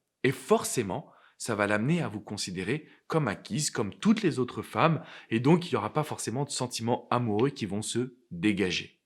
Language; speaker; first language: French; native; French